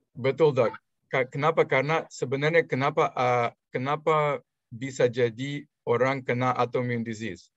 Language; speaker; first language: Indonesian; non-native, fluent; Russian